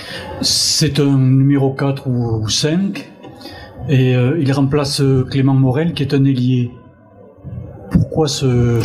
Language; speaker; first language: French; native; French